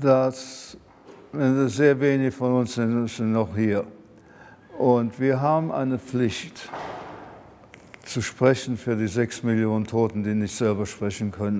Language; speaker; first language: German; early bilingual, heritage; German